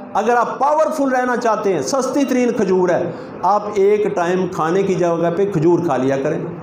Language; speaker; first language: Urdu; non-native, local second language; Punjabi